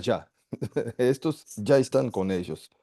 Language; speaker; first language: Spanish; non-native, fluent; Portuguese